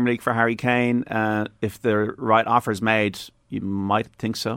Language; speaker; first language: English; native; English